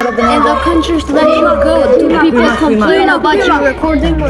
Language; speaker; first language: English; non-native, learner; Albanian